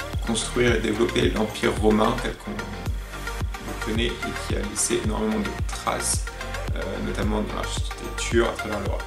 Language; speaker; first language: French; native; French